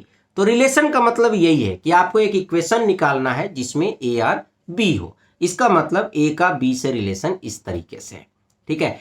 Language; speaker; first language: Hindi; native; Hindi